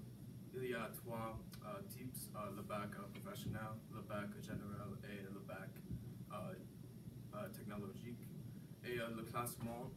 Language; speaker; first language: French; non-native, learner; English